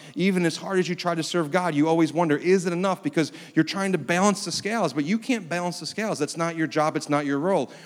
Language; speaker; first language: English; early bilingual, other home language; Korean